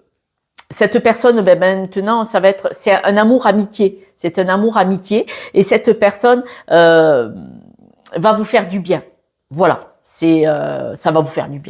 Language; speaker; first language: French; native; French